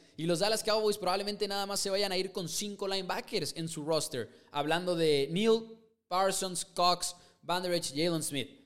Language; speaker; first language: Spanish; native; Spanish